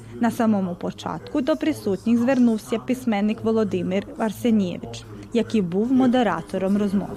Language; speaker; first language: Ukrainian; early bilingual, heritage; Ukrainian